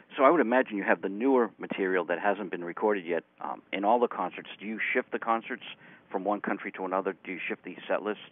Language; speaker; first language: English; native; English